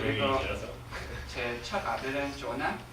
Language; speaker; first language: Korean; early bilingual, heritage; English